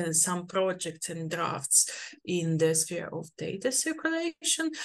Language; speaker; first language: English; non-native, fluent; Ukrainian